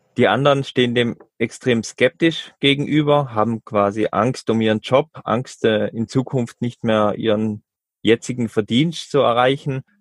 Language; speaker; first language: German; native; German